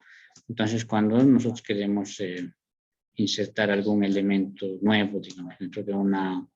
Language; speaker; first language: Spanish; native; Spanish